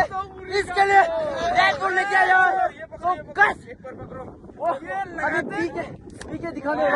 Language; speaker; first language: Hindi; non-native, local second language; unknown